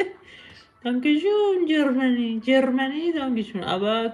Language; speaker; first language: German; non-native, learner; Persian